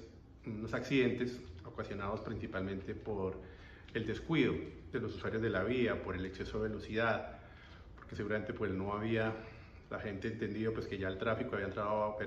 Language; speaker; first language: Spanish; native; Spanish